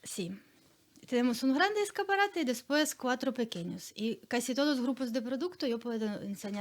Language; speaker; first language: Spanish; non-native, learner; Ukrainian